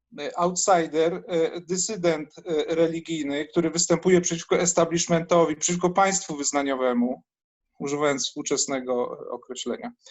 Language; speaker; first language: Polish; native; Polish